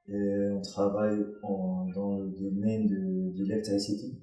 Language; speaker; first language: French; non-native, learner; Arabic